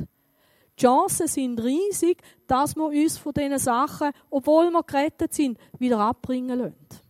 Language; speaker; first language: German; native; German